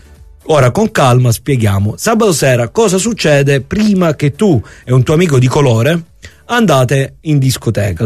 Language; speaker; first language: Italian; native; Italian